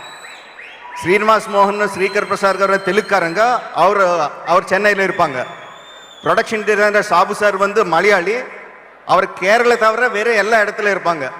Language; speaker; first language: Tamil; non-native, local second language; Telugu